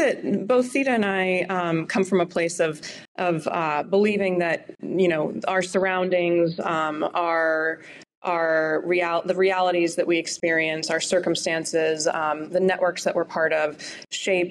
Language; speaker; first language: English; native; English